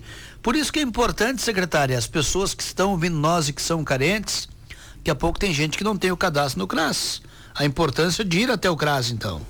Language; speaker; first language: Portuguese; native; Portuguese